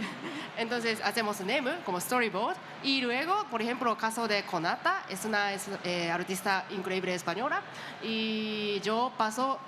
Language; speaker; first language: Spanish; non-native, learner; Japanese